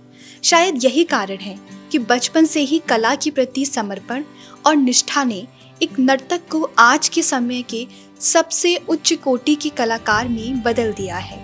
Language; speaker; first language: Hindi; native; Hindi